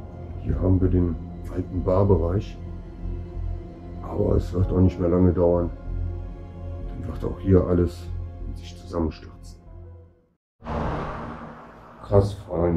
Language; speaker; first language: German; native; German